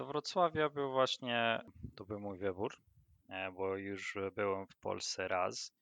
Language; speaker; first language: Polish; non-native, learner; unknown